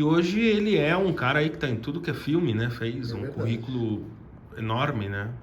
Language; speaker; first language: Portuguese; native; Portuguese